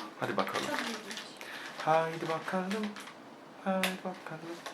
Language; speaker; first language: Turkish; non-native, fluent; Korean